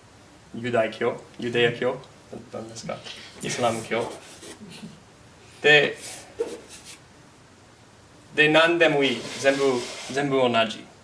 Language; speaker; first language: Japanese; non-native, fluent; English